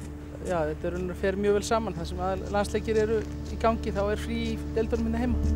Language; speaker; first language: Icelandic; native; Icelandic